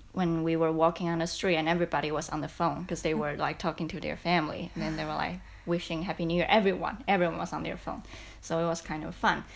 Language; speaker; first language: English; non-native, fluent; Chinese